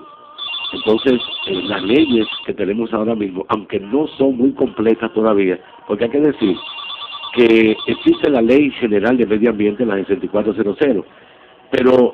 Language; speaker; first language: Spanish; native; Spanish